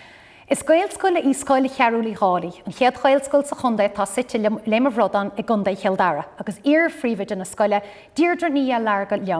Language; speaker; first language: Irish; non-native, local second language; English